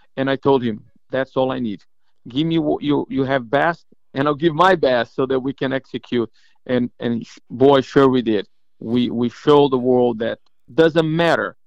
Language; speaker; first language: English; non-native, fluent; Portuguese